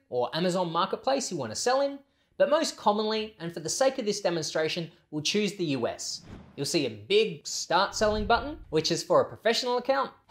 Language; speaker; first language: English; native; English